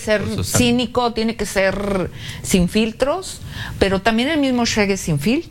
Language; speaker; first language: Spanish; native; Spanish